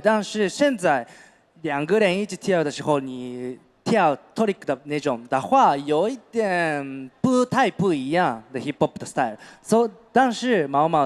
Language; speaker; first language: Chinese; non-native, fluent; Japanese